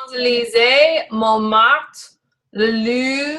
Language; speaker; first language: French; non-native, learner; English